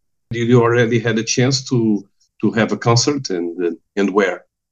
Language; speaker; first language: English; non-native, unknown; Portuguese